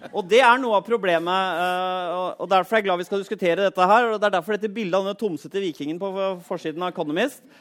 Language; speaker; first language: Norwegian; native; Norwegian